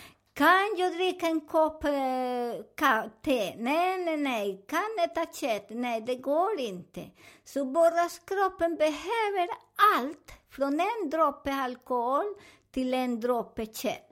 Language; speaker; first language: Swedish; non-native, learner; Spanish